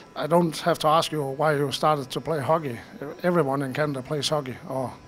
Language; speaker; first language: English; non-native, fluent; Danish